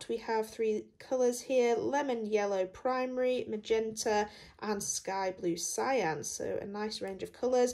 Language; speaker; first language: English; native; English